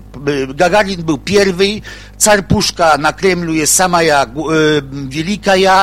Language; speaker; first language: Russian; non-native, learner; Polish